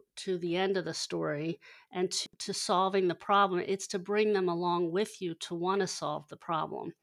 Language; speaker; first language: English; native; English